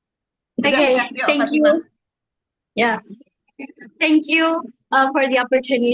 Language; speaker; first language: English; non-native, fluent; Indonesian